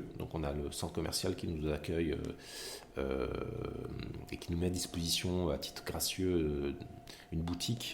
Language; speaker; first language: French; native; French